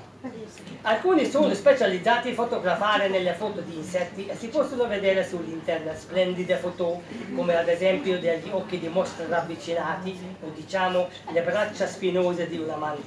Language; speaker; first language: Italian; non-native, fluent; Hungarian